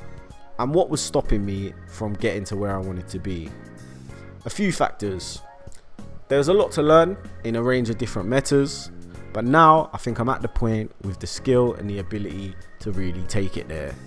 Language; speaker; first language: English; native; English